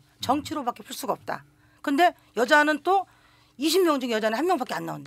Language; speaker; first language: Korean; native; Korean